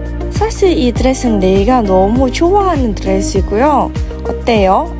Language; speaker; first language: Korean; non-native, fluent; Indonesian